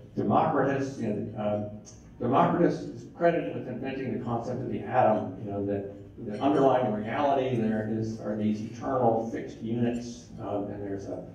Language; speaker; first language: English; native; English